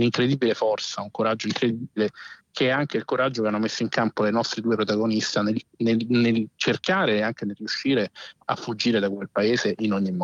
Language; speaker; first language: Italian; native; Italian